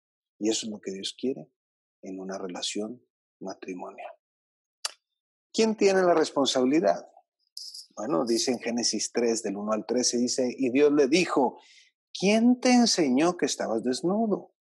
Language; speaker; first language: Spanish; native; Spanish